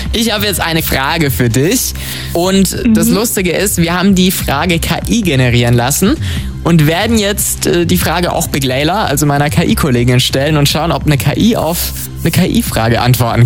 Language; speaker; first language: German; native; German